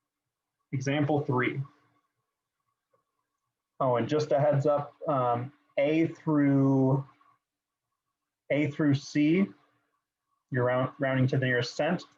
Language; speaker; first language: English; native; English